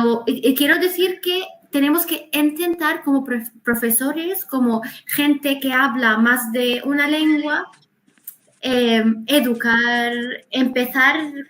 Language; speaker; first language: Spanish; non-native, fluent; Arabic